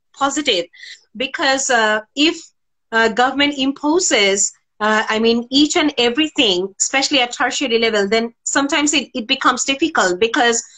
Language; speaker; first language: English; non-native, local second language; Bangla